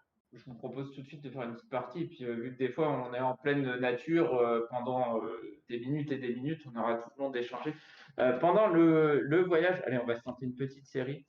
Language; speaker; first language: French; native; French